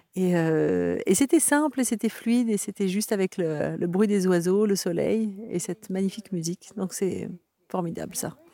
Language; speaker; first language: French; native; French